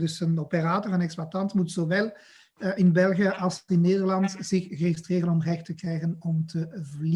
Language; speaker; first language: Dutch; non-native, local second language; French